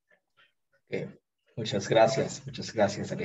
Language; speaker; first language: Spanish; non-native, fluent; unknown